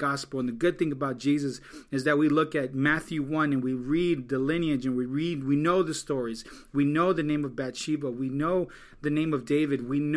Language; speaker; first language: English; native; English